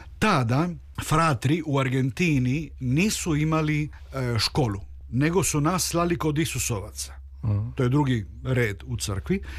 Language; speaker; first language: Croatian; early bilingual, heritage; Croatian